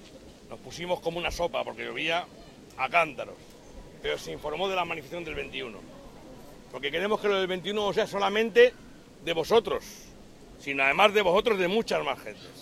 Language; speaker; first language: Spanish; native; Spanish